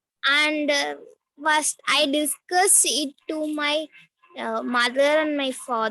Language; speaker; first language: English; non-native, learner; Tamil